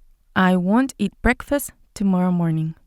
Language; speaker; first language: English; non-native, fluent; Spanish